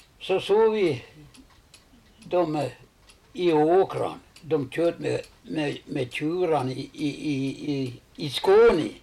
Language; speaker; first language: Swedish; native; Swedish